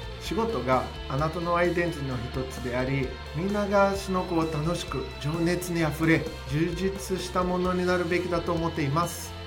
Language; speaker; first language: Japanese; non-native, fluent; Portuguese